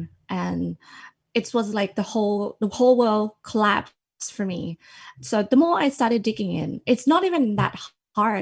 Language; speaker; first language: English; non-native, fluent; Thai